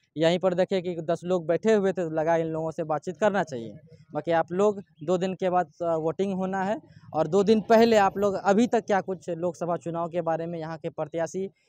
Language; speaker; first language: Hindi; native; Hindi